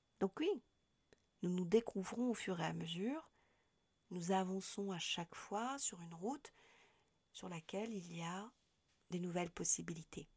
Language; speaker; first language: French; native; French